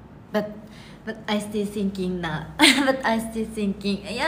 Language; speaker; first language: English; non-native, learner; Japanese